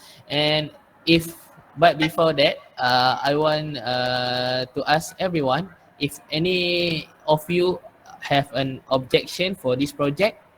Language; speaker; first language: English; non-native, learner; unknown